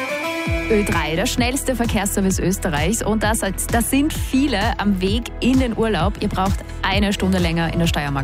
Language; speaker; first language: German; native; German